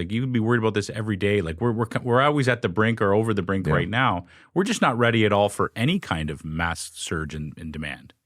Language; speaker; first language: English; native; English